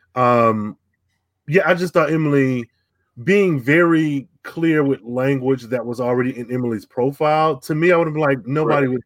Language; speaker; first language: English; native; English